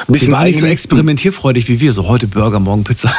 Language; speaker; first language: German; native; German